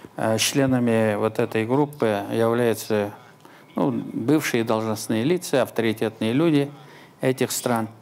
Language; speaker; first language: Russian; non-native, local second language; Tatar